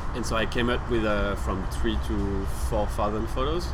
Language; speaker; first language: English; non-native, fluent; French